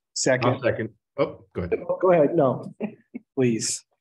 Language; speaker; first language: English; native; English